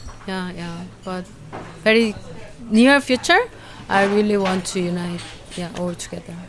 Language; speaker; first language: English; non-native, learner; Korean